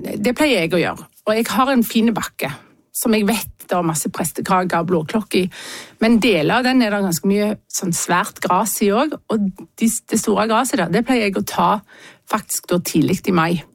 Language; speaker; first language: Norwegian; native; Norwegian